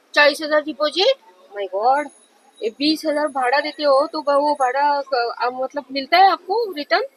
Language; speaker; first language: Hindi; non-native, local second language; Marathi